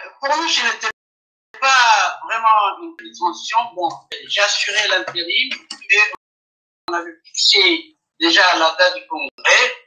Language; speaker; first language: French; non-native, local second language; Afar